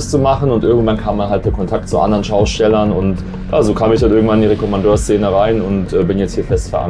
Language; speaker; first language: German; native; German